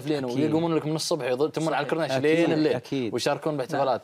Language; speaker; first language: Arabic; native; Arabic